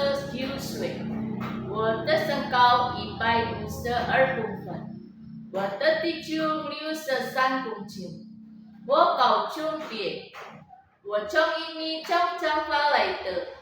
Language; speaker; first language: Chinese; non-native, learner; Indonesian